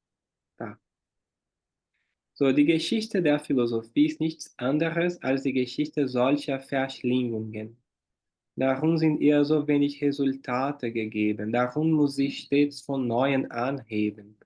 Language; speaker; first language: German; non-native, fluent; Portuguese